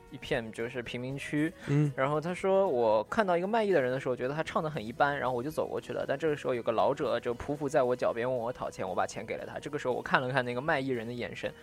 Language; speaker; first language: Chinese; native; Chinese